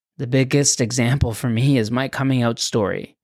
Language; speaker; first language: English; non-native, fluent; Spanish